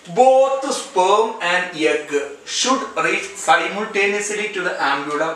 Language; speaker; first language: English; non-native, local second language; Malayalam